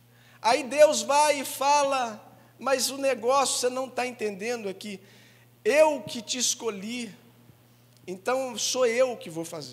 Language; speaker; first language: Portuguese; native; Portuguese